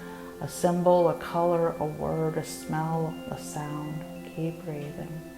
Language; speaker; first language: English; native; English